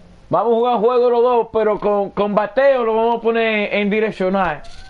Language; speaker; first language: Spanish; early bilingual, heritage; Spanish